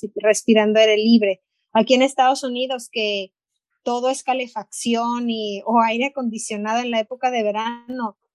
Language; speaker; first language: Spanish; native; Spanish